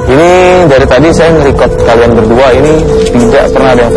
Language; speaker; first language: Indonesian; native; Indonesian